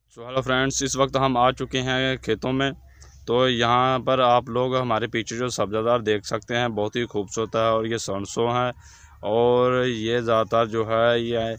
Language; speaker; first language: Urdu; non-native, local second language; Punjabi